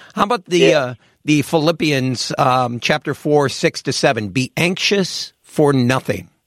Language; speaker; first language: English; native; English